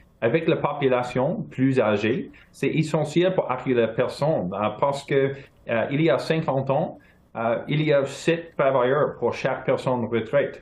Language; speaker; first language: French; non-native, local second language; English